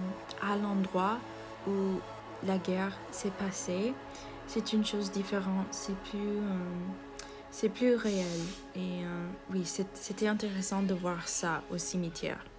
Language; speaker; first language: French; non-native, learner; English